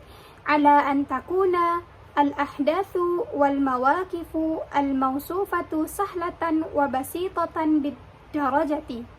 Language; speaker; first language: Arabic; non-native, learner; Indonesian